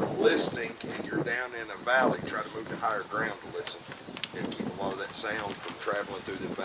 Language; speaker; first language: English; native; English